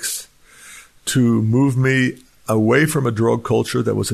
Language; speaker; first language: English; native; English